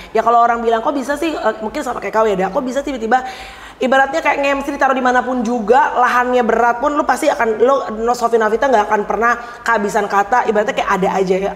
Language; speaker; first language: Indonesian; native; Indonesian